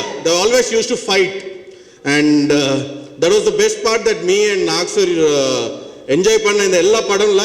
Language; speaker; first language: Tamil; non-native, learner; Telugu